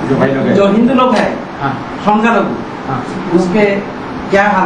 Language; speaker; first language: Hindi; non-native, fluent; Bangla